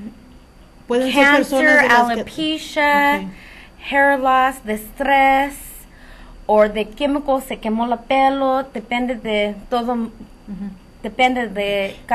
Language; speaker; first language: Spanish; early bilingual, heritage; Spanish